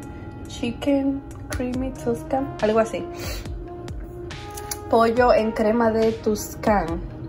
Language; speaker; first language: Spanish; early bilingual, heritage; Spanish